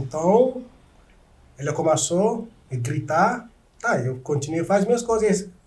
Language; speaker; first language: Portuguese; non-native, learner; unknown